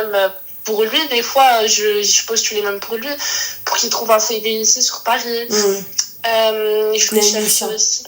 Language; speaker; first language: French; native; French